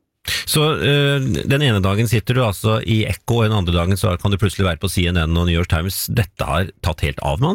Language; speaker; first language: Norwegian; native; Norwegian